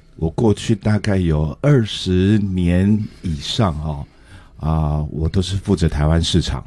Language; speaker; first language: Chinese; native; Chinese